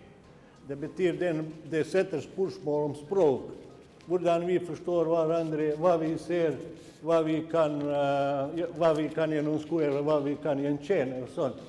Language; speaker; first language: Norwegian; non-native, fluent; Bosnian